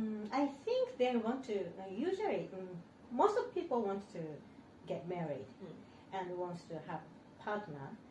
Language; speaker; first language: English; non-native, learner; Japanese